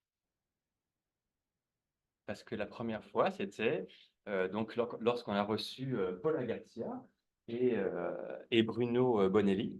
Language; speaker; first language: French; native; French